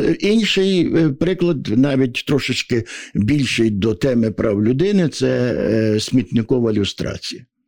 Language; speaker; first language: Ukrainian; native; Ukrainian